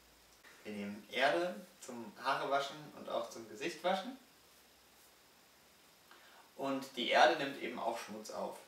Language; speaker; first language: German; native; German